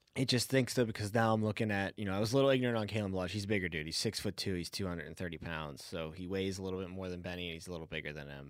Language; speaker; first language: English; native; English